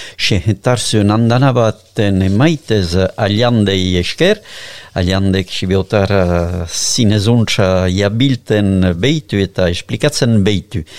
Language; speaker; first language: Basque; native; Basque